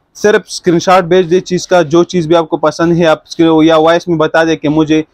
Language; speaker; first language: Urdu; non-native, local second language; Pashto